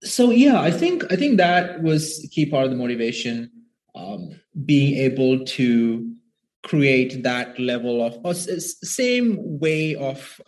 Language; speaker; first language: English; non-native, local second language; Sinhala